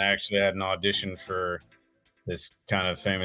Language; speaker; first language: English; native; English